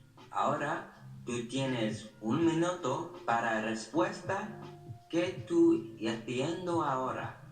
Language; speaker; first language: Spanish; non-native, learner; English